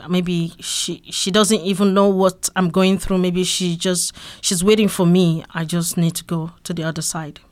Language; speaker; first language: English; non-native, local second language; Yoruba